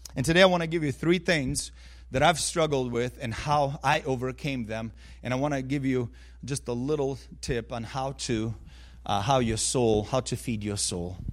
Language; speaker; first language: English; early bilingual, other home language; Ukrainian